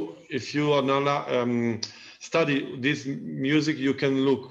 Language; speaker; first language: English; non-native, learner; Italian